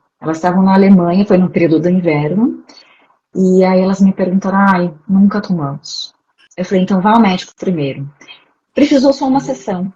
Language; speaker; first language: Portuguese; native; Portuguese